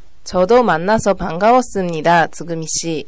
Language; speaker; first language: Korean; non-native, learner; Japanese